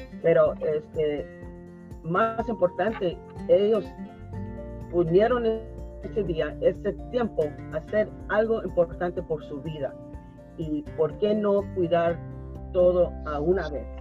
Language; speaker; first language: Spanish; early bilingual, heritage; Spanish